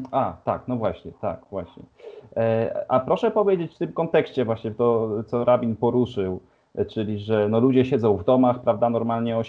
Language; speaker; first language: Polish; native; Polish